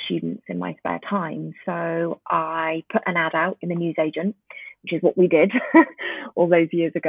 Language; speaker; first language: English; early bilingual, other home language; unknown